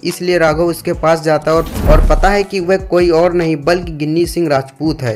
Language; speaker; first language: Hindi; native; Hindi